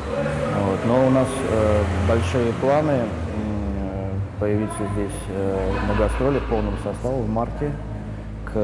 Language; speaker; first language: Russian; native; Russian